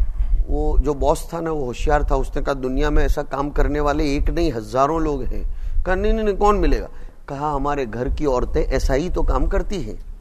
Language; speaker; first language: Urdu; non-native, local second language; Gujarati